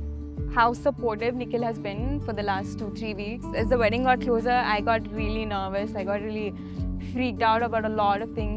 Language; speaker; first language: English; early bilingual, other home language; Telugu